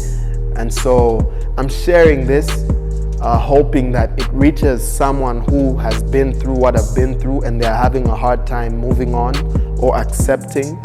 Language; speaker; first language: English; non-native, local second language; Bemba